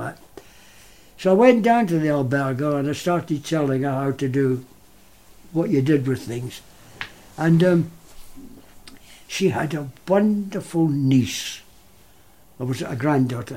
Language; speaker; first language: English; native; English